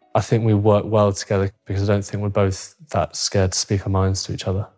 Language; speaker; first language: English; native; English